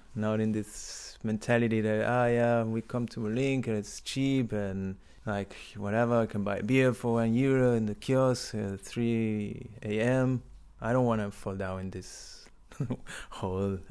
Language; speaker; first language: English; non-native, learner; Spanish